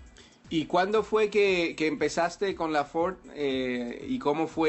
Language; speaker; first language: Spanish; native; Spanish